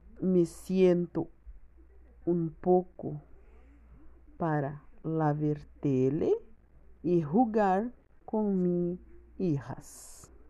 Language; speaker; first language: Spanish; non-native, learner; Portuguese